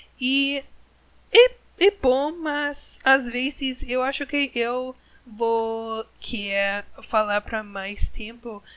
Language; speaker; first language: Portuguese; non-native, learner; English